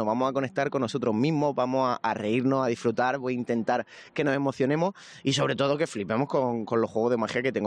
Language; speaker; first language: Spanish; native; Spanish